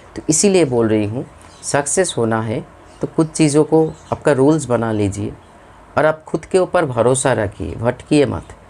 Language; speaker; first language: Hindi; non-native, local second language; Bangla